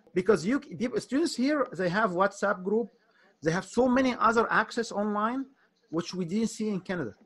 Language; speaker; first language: English; non-native, fluent; Arabic